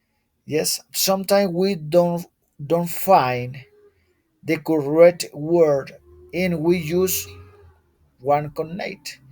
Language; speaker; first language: English; non-native, learner; Spanish